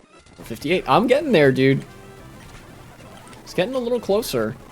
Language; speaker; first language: English; native; English